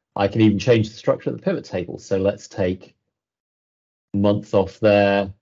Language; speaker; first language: English; native; English